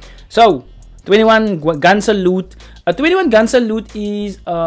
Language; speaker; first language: English; non-native, local second language; Afrikaans